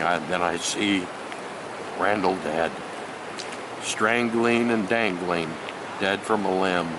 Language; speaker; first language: English; native; English